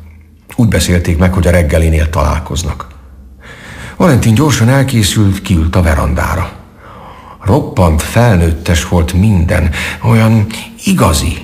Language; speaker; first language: Hungarian; native; Hungarian